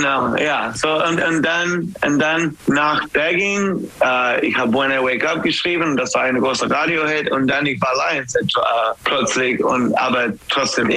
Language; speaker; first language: German; non-native, learner; English